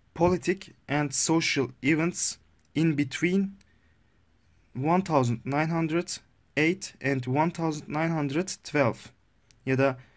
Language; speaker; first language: English; non-native, learner; Turkish